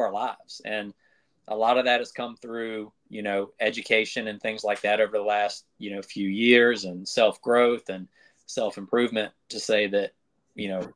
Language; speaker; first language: English; native; English